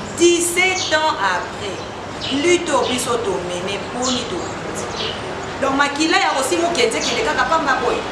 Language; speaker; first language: Lingala; native; Lingala